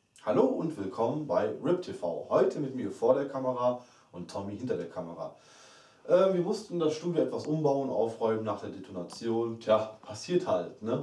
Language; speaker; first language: German; native; German